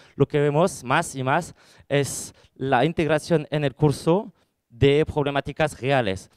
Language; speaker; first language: Spanish; non-native, fluent; French